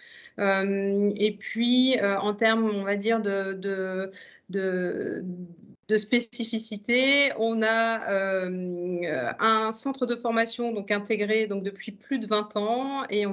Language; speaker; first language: French; native; French